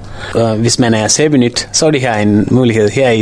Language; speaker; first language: Danish; non-native, learner; Tamil